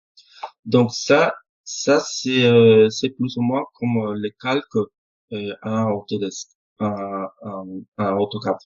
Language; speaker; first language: French; non-native, fluent; Spanish